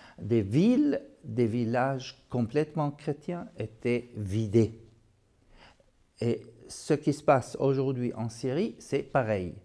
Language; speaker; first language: French; non-native, fluent; Arabic